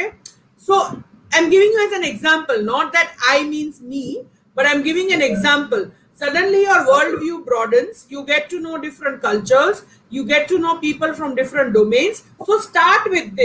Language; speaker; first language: English; non-native, local second language; Gujarati